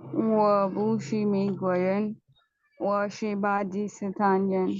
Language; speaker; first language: Chinese; non-native, learner; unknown